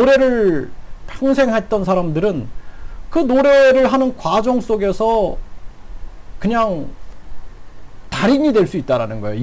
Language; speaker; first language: Korean; native; Korean